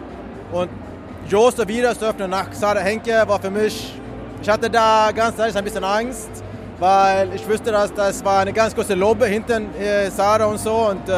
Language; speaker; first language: German; non-native, fluent; Swedish